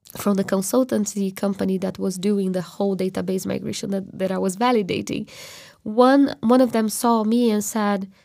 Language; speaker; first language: English; non-native, fluent; Portuguese